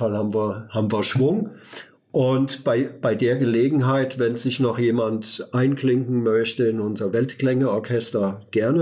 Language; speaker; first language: German; native; German